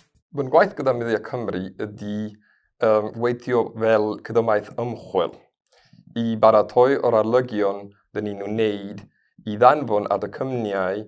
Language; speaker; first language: Welsh; non-native, learner; Spanish